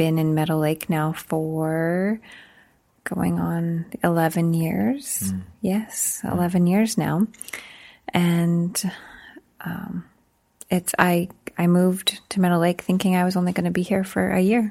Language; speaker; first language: English; native; English